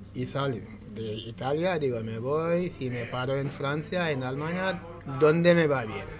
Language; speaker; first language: Spanish; non-native, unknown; Wolof